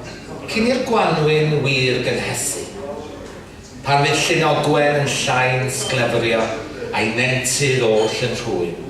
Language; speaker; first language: Welsh; native; Welsh